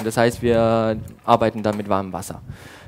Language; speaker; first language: German; native; German